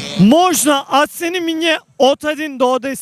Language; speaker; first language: Russian; non-native, learner; Turkish